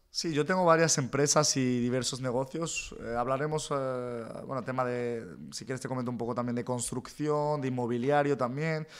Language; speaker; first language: Spanish; native; Spanish